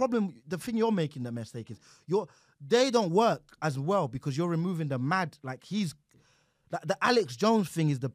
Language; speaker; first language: English; non-native, local second language; Yoruba